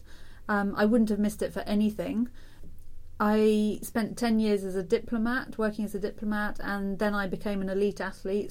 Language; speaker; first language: English; native; English